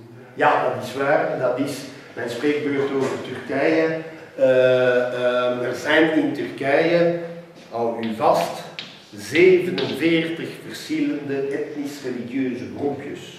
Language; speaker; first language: Dutch; non-native, local second language; French